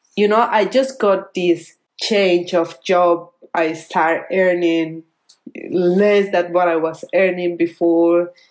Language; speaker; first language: English; non-native, fluent; Spanish